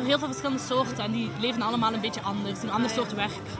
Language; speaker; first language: Dutch; native; Dutch